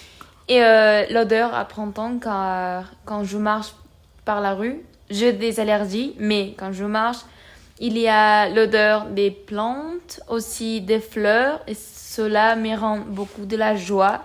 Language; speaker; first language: French; non-native, learner; Spanish